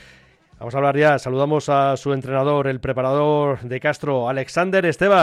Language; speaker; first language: Spanish; native; Spanish